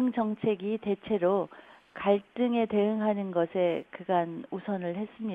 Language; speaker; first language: Korean; native; Korean